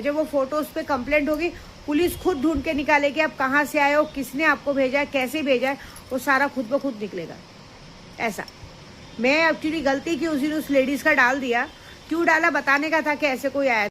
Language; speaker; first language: Hindi; native; Hindi